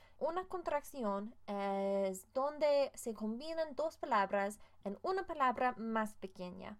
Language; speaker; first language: Spanish; non-native, fluent; English